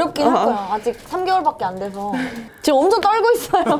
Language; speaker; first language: Korean; native; Korean